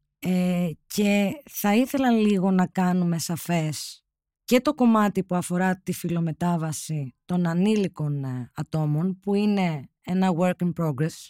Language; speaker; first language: Greek; native; Greek